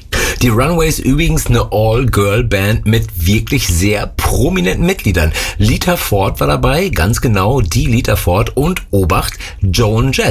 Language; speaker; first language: German; native; German